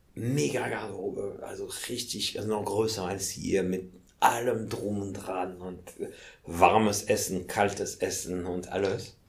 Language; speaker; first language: German; non-native, fluent; French